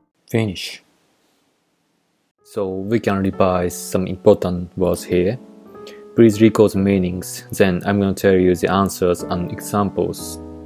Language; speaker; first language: English; non-native, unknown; Japanese